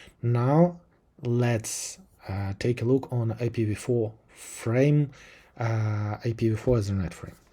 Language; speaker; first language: English; non-native, fluent; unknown